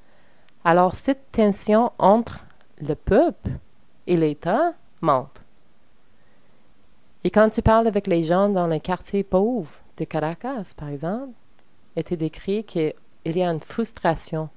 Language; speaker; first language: French; non-native, learner; English